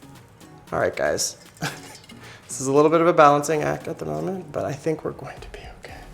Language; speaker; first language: English; native; English